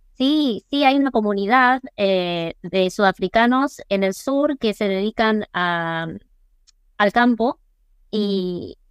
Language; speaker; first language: Spanish; early bilingual, other home language; English